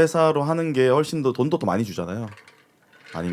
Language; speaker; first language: Korean; native; Korean